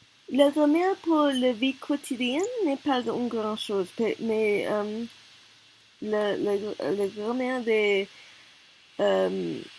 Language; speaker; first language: French; non-native, learner; Korean